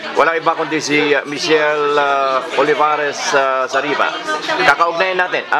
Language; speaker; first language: Filipino; native; Filipino